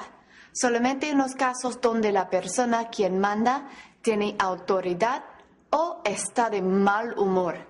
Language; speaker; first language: Spanish; non-native, fluent; English